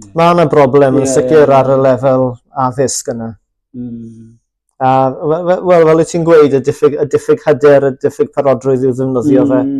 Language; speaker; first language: Welsh; native; Welsh